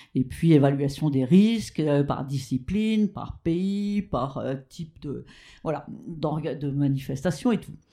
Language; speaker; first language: French; native; French